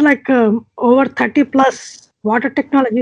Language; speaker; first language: English; non-native, local second language; Telugu